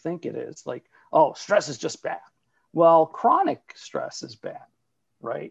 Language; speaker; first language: English; early bilingual, other home language; Italian